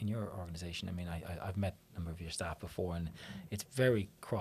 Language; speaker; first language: English; native; English